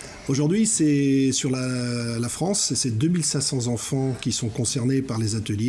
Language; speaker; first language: French; native; French